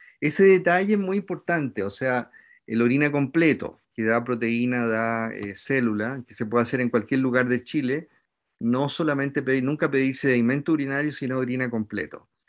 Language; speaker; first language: Spanish; native; Spanish